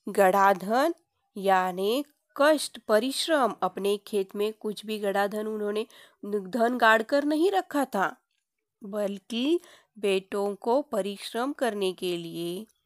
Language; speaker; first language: Hindi; non-native, local second language; Marathi